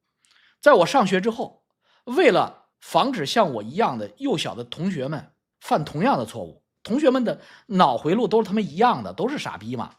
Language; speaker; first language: Chinese; native; Chinese